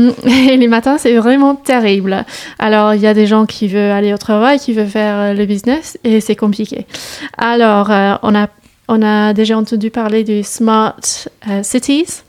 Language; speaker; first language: French; non-native, learner; English